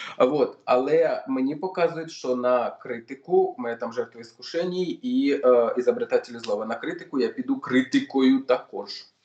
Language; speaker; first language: Ukrainian; non-native, local second language; Russian